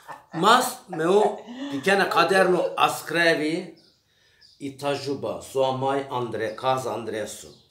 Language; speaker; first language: Portuguese; non-native, learner; Turkish